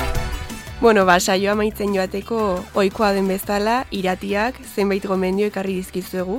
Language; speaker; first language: Basque; native; Basque